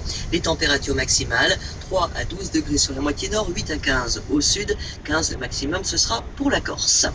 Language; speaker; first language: French; native; French